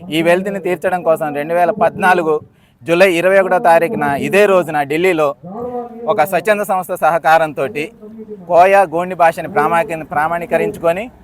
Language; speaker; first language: Telugu; non-native, local second language; Koya